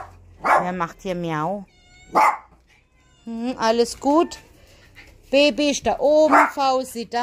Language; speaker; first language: German; native; German